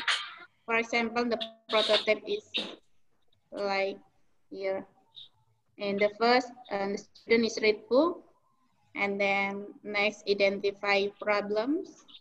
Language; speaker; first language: English; non-native, learner; Indonesian